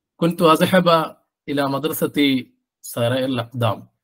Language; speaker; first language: Arabic; non-native, learner; Malayalam